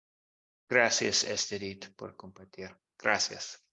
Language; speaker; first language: Spanish; non-native, fluent; English